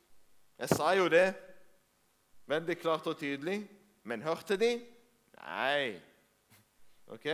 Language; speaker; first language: Norwegian; non-native, fluent; Hebrew